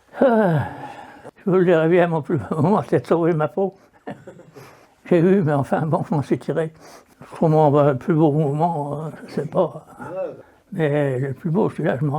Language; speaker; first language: French; native; French